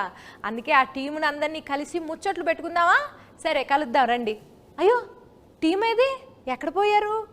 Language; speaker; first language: Telugu; native; Telugu